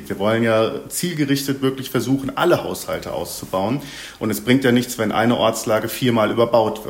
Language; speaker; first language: German; native; German